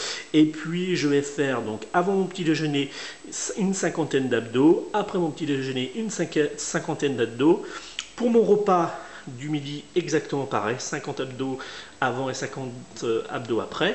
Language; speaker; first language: French; native; French